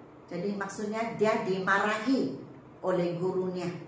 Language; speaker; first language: Malay; native; Malay